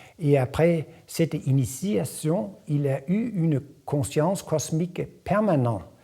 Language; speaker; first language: French; non-native, fluent; Danish